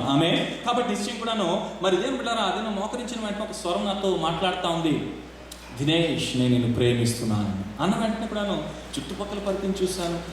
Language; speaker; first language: Telugu; non-native, local second language; Rajasthani